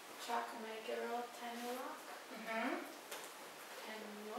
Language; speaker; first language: Hungarian; non-native, learner; English